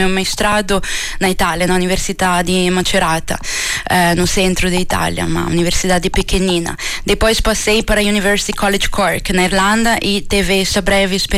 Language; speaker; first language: Portuguese; non-native, fluent; Italian